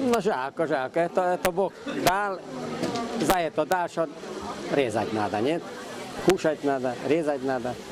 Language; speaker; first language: Russian; non-native, local second language; Hungarian